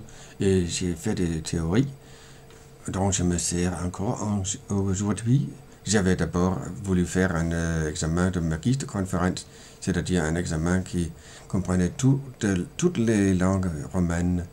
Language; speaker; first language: French; non-native, fluent; Danish